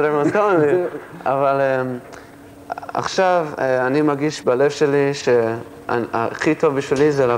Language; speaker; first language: Hebrew; early bilingual, heritage; English